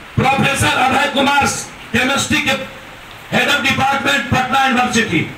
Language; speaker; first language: Hindi; native; Hindi